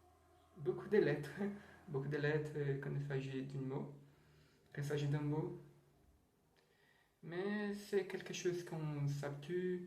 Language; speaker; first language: French; non-native, learner; Portuguese